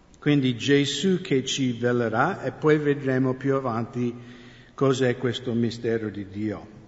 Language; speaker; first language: Italian; non-native, fluent; English